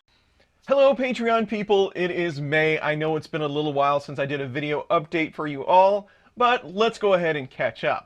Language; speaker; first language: English; native; English